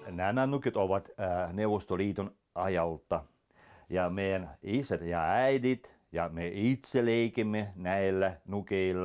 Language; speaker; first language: Finnish; non-native, local second language; Russian